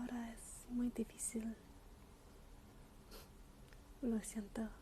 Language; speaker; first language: Spanish; non-native, learner; English